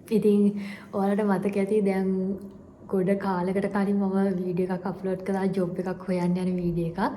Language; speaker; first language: Sinhala; native; Sinhala